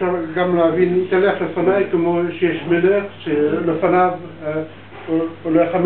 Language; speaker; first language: Hebrew; non-native, fluent; French